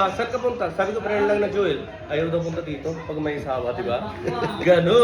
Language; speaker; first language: Filipino; non-native, learner; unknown